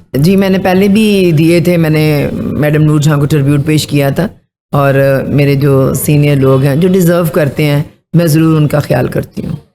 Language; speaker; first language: Urdu; non-native, local second language; Punjabi